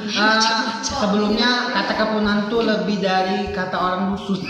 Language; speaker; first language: Malay; native; Malay